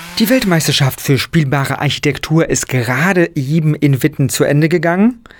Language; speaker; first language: German; native; German